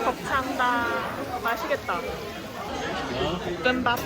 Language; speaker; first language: Korean; non-native, fluent; Cantonese